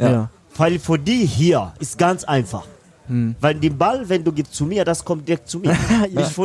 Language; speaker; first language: German; non-native, learner; Swahili